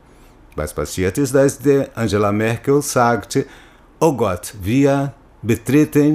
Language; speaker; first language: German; non-native, learner; Portuguese